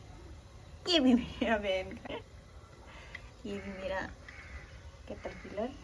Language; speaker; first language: Hindi; non-native, local second language; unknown